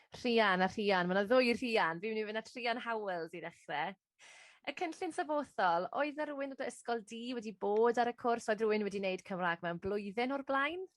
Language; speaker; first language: Welsh; native; Welsh